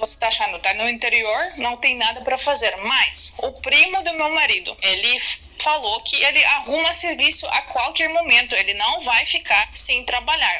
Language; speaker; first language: Portuguese; non-native, fluent; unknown